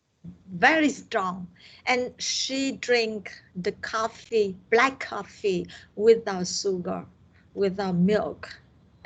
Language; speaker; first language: English; non-native, learner; Vietnamese